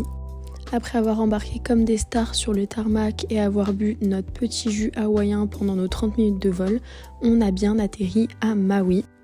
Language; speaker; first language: French; native; French